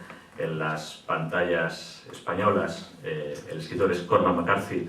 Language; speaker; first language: Spanish; native; Spanish